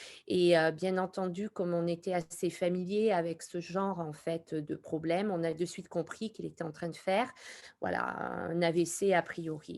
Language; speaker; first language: French; native; French